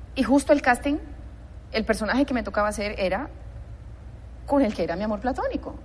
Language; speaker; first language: Spanish; native; Spanish